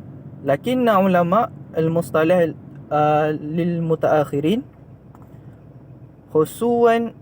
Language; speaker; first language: Arabic; non-native, learner; Malay